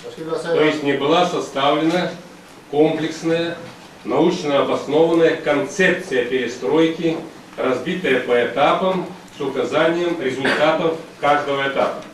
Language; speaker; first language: Russian; native; Russian